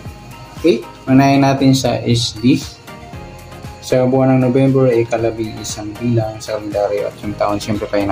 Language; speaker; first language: Filipino; native; Filipino